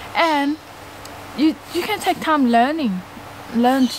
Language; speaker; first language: English; non-native, learner; Khmer